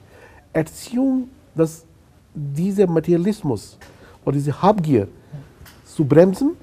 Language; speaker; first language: German; non-native, fluent; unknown